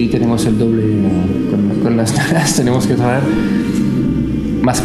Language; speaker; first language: Spanish; non-native, learner; French